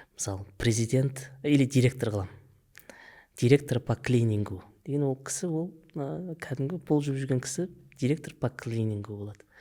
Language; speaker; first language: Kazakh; native; Kazakh